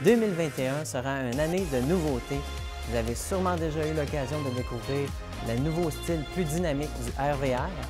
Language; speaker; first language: French; native; French